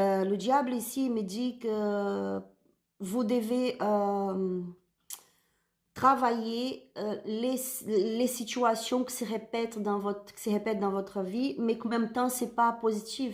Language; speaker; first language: French; non-native, learner; Spanish